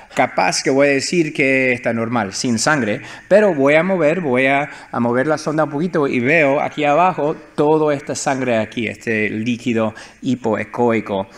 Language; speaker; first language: Spanish; early bilingual, heritage; Spanish